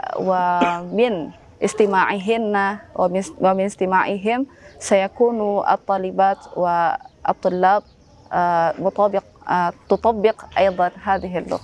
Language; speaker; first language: Arabic; non-native, fluent; Indonesian